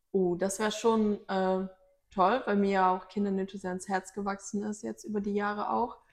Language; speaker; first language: German; native; German